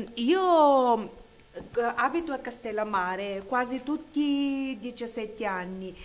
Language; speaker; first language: Italian; non-native, fluent; Bulgarian